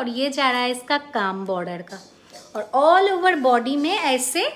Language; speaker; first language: Hindi; non-native, local second language; Bangla